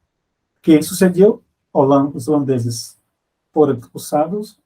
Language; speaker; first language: Spanish; non-native, fluent; Portuguese